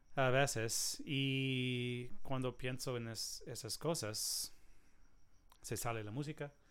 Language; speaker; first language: Spanish; non-native, learner; English